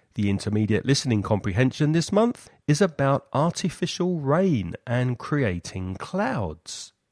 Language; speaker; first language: English; native; English